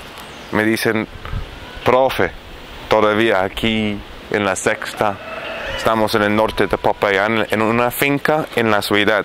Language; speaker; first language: Spanish; non-native, fluent; Arabic